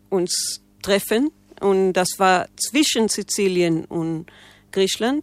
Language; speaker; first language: German; non-native, fluent; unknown